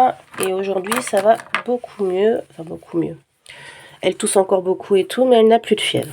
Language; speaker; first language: French; native; French